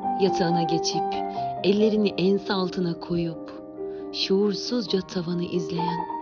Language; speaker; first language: Turkish; native; Turkish